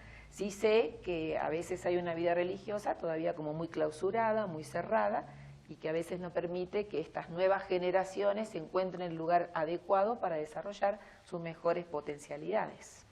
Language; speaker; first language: Spanish; native; Spanish